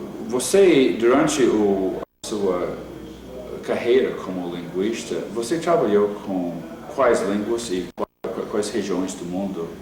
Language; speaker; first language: Portuguese; non-native, fluent; English